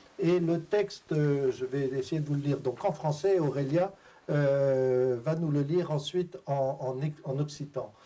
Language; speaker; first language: French; native; French